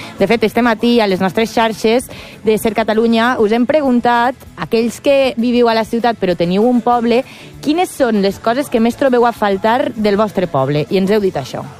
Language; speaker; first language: Catalan; native; Catalan